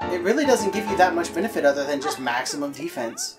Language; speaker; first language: English; native; English